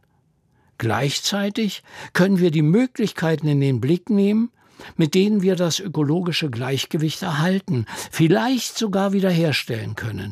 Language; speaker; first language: German; native; German